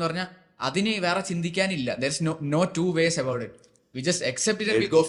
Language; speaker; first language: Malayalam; native; Malayalam